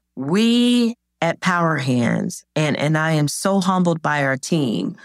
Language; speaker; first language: English; native; English